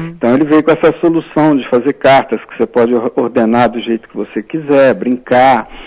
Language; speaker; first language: Portuguese; native; Portuguese